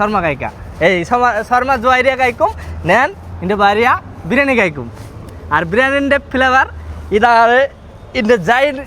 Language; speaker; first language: Malayalam; non-native, learner; Bangla